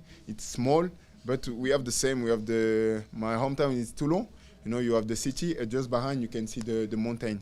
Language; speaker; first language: English; non-native, learner; French